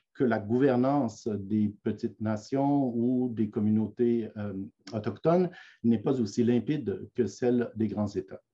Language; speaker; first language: French; native; French